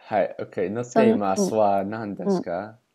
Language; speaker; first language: Japanese; non-native, learner; English